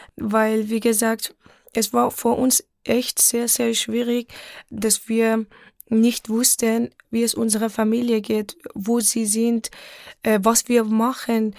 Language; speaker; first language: German; non-native, fluent; Persian